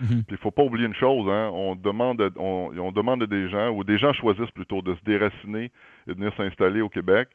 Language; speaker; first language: French; native; French